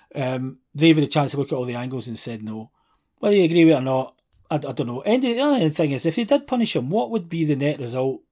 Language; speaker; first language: English; native; English